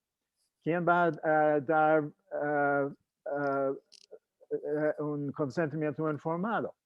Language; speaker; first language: Spanish; non-native, fluent; English